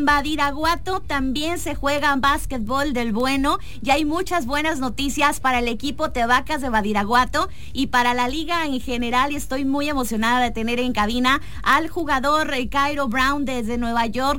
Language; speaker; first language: Spanish; native; Spanish